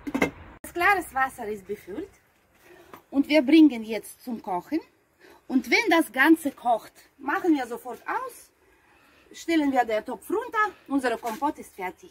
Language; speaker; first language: German; non-native, fluent; Russian